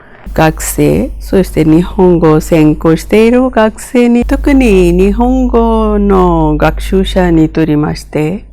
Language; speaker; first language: Japanese; non-native, fluent; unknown